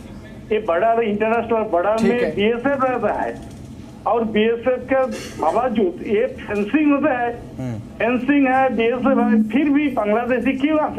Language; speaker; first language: Hindi; non-native, local second language; Bangla